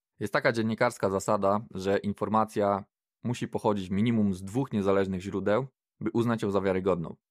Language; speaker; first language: Polish; native; Polish